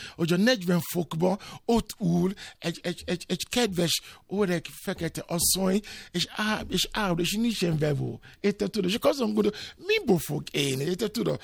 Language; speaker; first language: Hungarian; non-native, learner; Yoruba